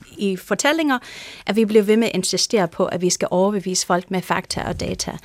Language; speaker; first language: Danish; non-native, fluent; English